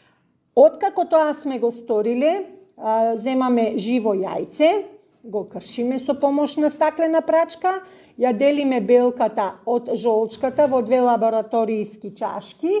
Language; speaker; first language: Macedonian; native; Macedonian